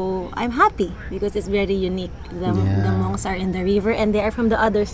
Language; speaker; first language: English; non-native, fluent; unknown